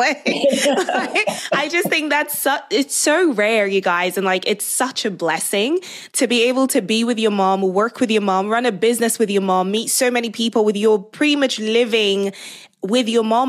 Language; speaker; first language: English; non-native, local second language; Yoruba